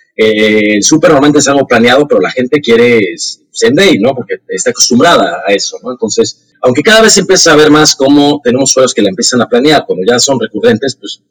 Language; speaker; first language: Spanish; native; Spanish